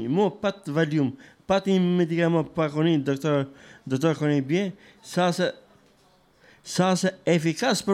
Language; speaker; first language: French; non-native, learner; Albanian